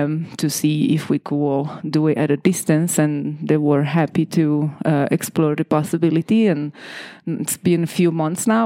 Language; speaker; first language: English; non-native, fluent; Italian